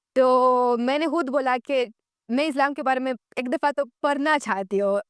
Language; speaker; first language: Urdu; non-native, fluent; Romanian